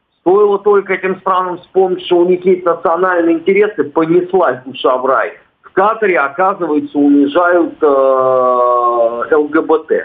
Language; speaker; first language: Russian; native; Russian